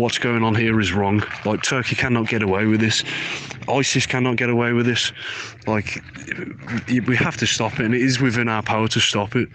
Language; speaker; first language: English; native; English